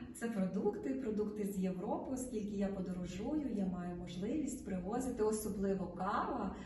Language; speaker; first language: Ukrainian; native; Ukrainian